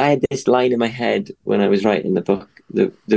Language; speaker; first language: English; native; English